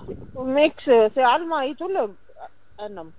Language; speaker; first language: Estonian; non-native, learner; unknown